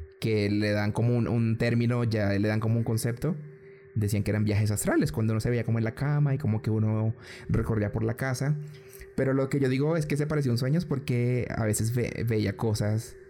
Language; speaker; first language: Spanish; native; Spanish